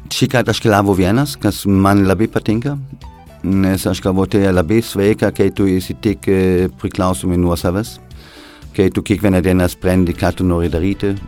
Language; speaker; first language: Lithuanian; non-native, fluent; German